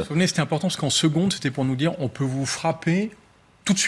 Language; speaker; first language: French; native; French